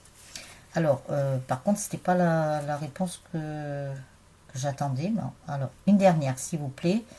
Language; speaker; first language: French; native; French